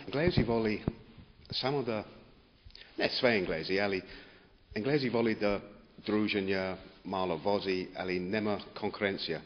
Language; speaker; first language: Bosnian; non-native, learner; English